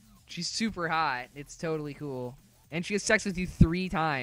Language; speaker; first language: English; native; English